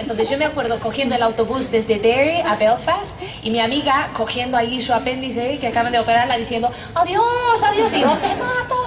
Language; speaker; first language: Spanish; non-native, fluent; English